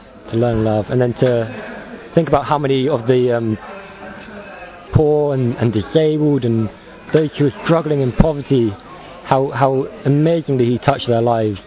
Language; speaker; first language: English; native; English